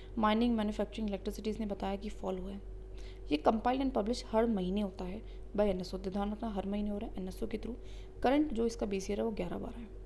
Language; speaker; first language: Hindi; native; Hindi